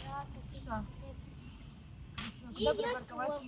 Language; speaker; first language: Russian; native; Russian